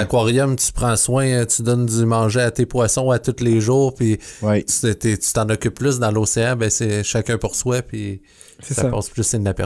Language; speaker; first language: French; native; French